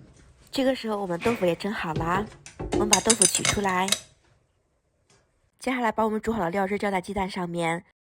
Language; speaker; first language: Chinese; native; Chinese